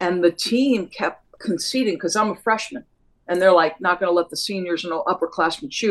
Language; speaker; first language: English; native; English